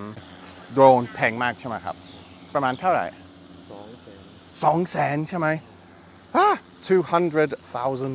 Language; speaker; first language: Thai; non-native, learner; English